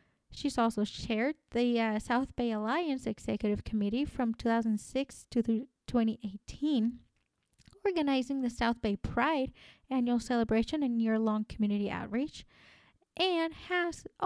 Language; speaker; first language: English; non-native, fluent; Spanish